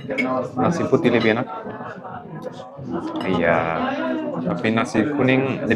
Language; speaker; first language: Indonesian; non-native, learner; German